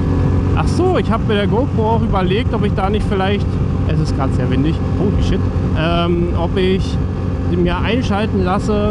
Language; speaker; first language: German; native; German